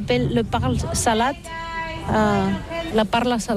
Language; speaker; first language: French; non-native, learner; Catalan